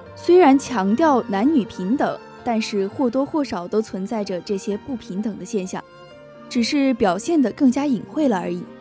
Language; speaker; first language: Chinese; native; Chinese